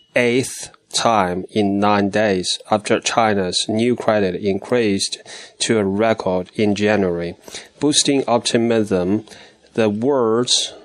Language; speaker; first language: English; non-native, fluent; Chinese